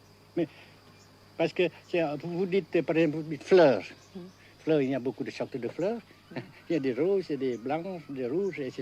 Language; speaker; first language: French; non-native, fluent; Vietnamese